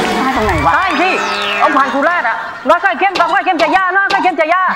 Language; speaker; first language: Thai; native; Thai